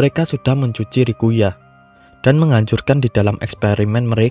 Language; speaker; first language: Indonesian; native; Indonesian